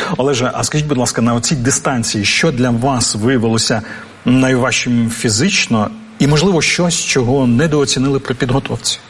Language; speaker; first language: Ukrainian; native; Ukrainian